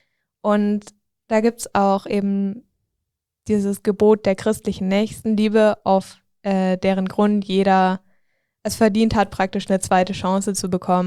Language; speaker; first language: German; native; German